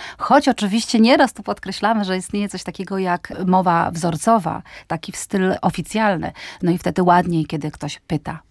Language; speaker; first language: Polish; native; Polish